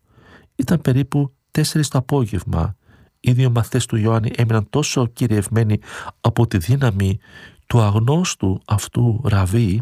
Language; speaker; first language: Greek; native; Greek